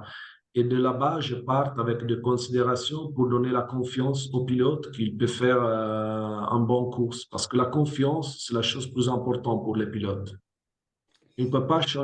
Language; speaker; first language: French; non-native, fluent; Italian